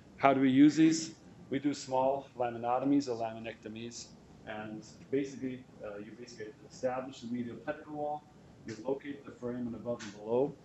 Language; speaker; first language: English; non-native, fluent; German